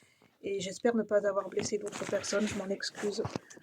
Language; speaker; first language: French; native; French